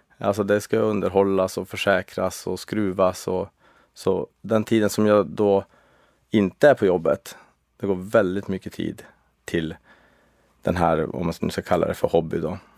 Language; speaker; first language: Swedish; native; Swedish